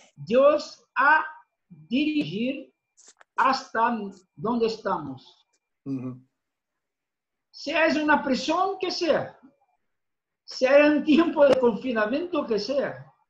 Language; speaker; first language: Spanish; non-native, fluent; Portuguese